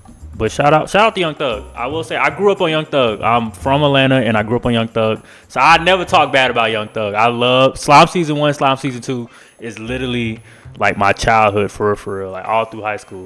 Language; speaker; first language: English; native; English